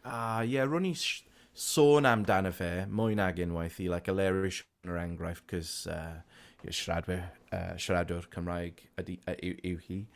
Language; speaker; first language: Welsh; non-native, local second language; English